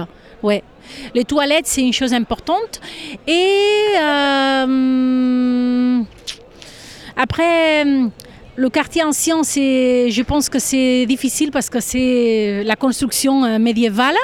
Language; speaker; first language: French; non-native, fluent; Catalan